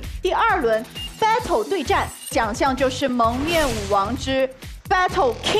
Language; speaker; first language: Chinese; native; Chinese